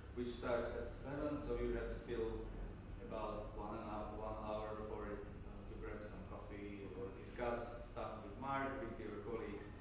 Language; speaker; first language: English; non-native, fluent; Slovak